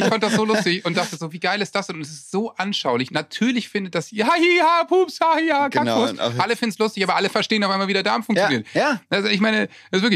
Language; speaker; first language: German; native; German